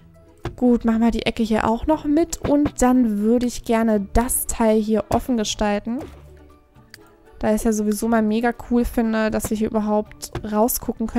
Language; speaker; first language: German; native; German